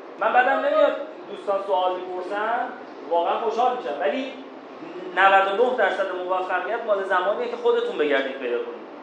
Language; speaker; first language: Persian; non-native, local second language; Azerbaijani